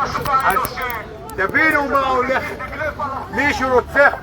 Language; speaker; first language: Hebrew; non-native, local second language; Arabic